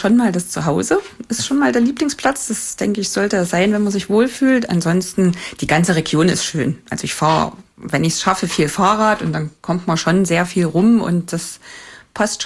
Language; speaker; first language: German; native; German